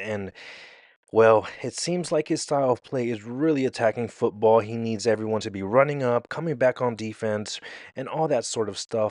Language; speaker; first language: English; native; English